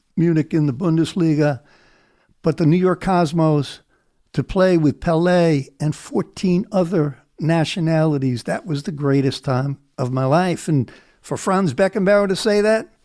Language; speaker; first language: English; native; English